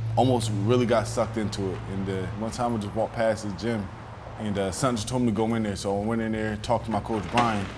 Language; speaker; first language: English; native; English